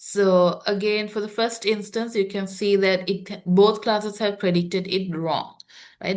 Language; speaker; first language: English; non-native, local second language; Sinhala